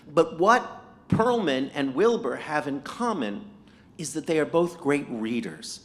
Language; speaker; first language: English; native; English